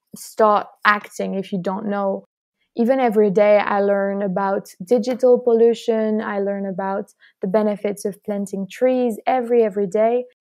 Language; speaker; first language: English; non-native, fluent; French